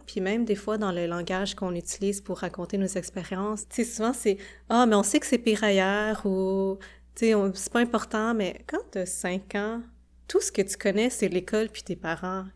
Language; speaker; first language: French; early bilingual, other home language; Khmer